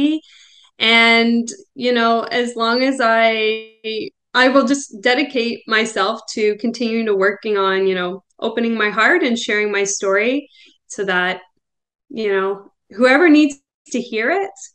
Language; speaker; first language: English; native; English